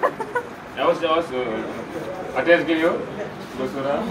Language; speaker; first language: Turkish; non-native, learner; French